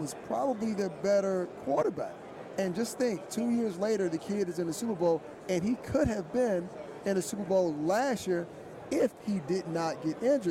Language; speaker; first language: English; native; English